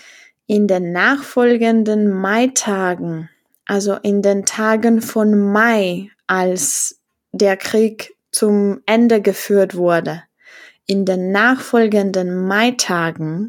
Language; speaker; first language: German; non-native, fluent; Czech